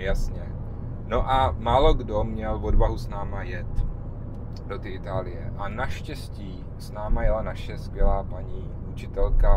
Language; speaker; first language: Czech; native; Czech